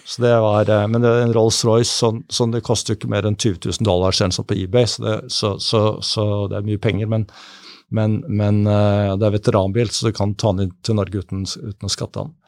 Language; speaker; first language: Norwegian; native; Norwegian